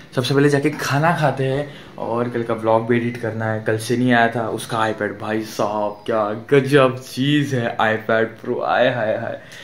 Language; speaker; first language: Hindi; non-native, local second language; Marathi